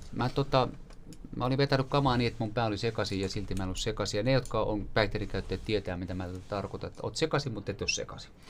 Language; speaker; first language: Finnish; native; Finnish